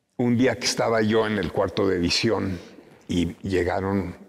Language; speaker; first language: Spanish; native; Spanish